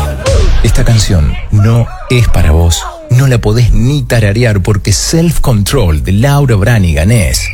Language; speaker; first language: Spanish; native; Spanish